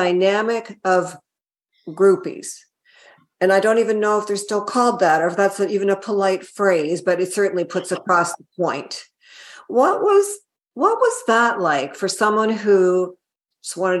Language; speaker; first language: English; native; English